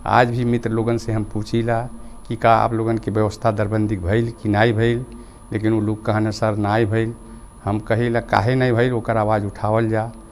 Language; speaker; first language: Bhojpuri; non-native, local second language; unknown